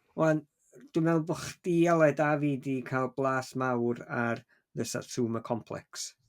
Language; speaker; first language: Welsh; native; Welsh